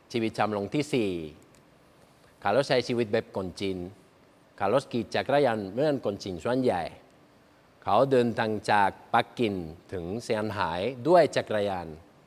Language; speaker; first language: Thai; non-native, learner; Spanish